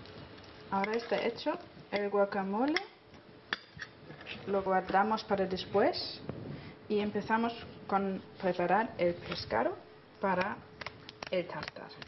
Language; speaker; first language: Spanish; non-native, fluent; German